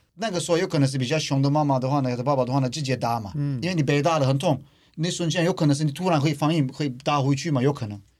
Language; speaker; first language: Chinese; non-native, fluent; Turkish